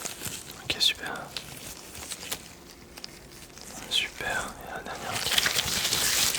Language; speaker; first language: French; native; French